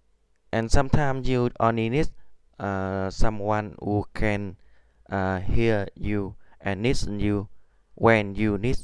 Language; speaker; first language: English; non-native, learner; Vietnamese